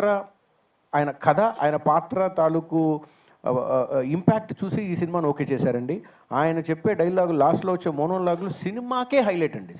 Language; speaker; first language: Telugu; native; Telugu